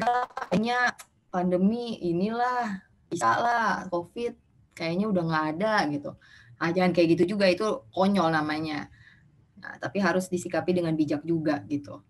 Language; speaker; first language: Indonesian; native; Indonesian